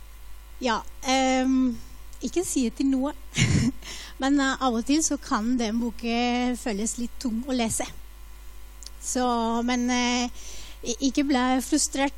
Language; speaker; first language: Norwegian; non-native, fluent; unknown